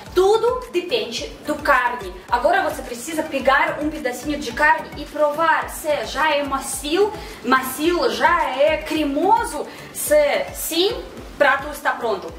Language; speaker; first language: Portuguese; non-native, fluent; Russian